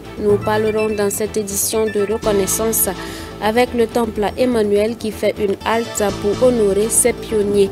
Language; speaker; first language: French; non-native, local second language; Mossi